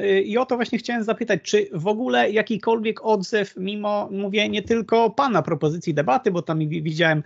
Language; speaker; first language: Polish; native; Polish